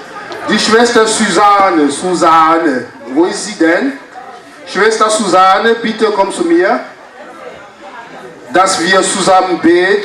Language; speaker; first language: German; non-native, fluent; French